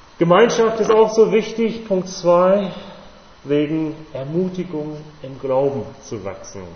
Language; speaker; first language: German; non-native, fluent; English